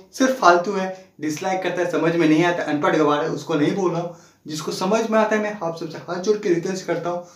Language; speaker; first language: Hindi; non-native, local second language; Bangla